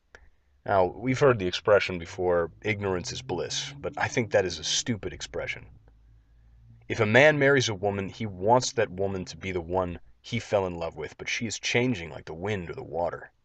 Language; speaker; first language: English; native; English